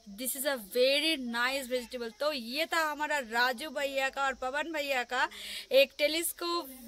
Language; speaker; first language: Hindi; non-native, local second language; Bangla